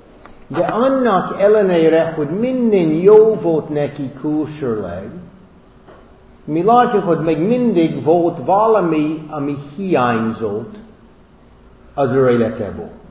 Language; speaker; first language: Hungarian; non-native, fluent; English